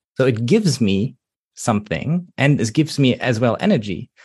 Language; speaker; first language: English; non-native, fluent; German